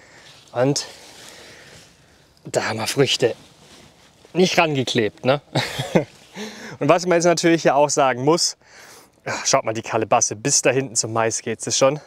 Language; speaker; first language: German; native; German